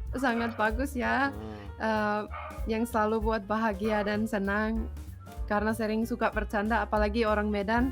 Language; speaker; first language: Indonesian; non-native, fluent; Finnish